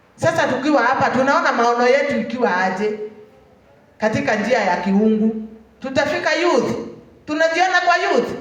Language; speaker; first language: Swahili; non-native, local second language; Kikuyu